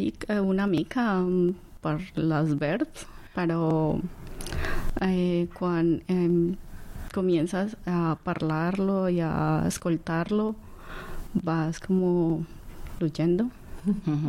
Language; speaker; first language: Catalan; non-native, learner; Spanish